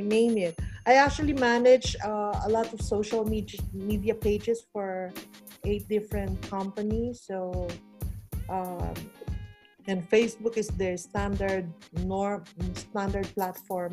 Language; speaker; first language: English; non-native, local second language; Filipino